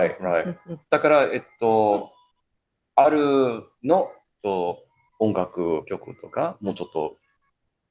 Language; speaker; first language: Japanese; non-native, fluent; English